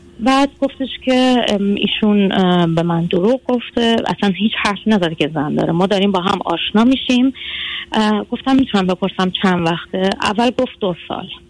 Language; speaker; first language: Persian; early bilingual, heritage; Persian